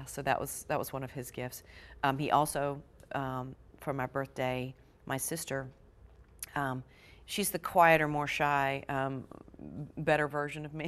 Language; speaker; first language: English; native; English